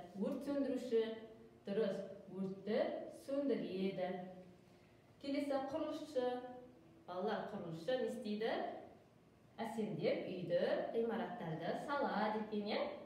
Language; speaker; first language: Kazakh; native; Kazakh